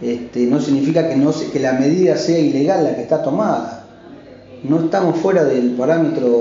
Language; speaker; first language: Spanish; native; Spanish